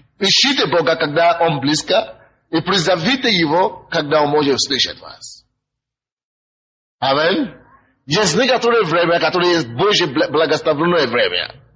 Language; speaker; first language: Russian; non-native, fluent; Yoruba